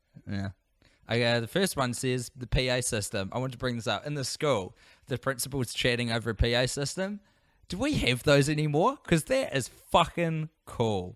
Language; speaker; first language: English; native; English